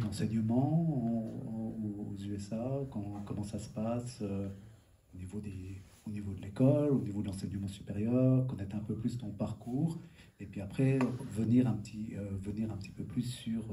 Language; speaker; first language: French; native; French